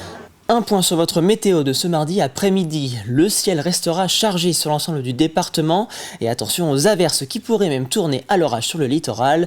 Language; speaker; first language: French; native; French